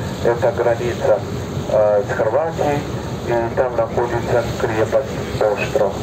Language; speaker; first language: Russian; non-native, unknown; Serbian